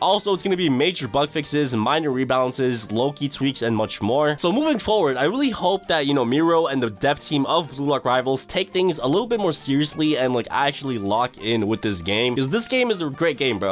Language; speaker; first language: English; native; English